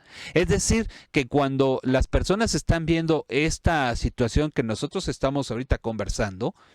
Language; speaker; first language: Spanish; native; Spanish